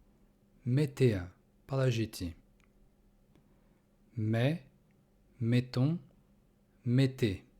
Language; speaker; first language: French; non-native, fluent; Russian